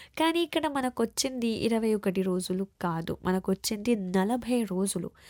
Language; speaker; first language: Telugu; early bilingual, heritage; Telugu